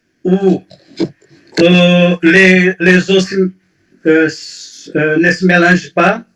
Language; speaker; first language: French; non-native, fluent; Portuguese